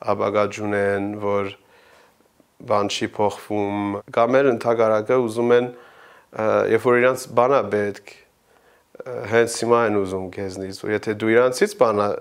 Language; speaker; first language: Armenian; early bilingual, heritage; Armenian